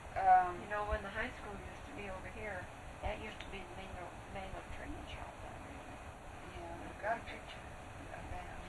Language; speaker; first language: English; native; English